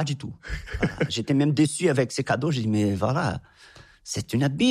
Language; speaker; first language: French; non-native, fluent; Portuguese